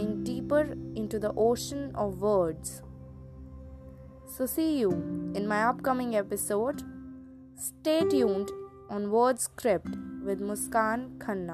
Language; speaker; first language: English; non-native, local second language; Hindi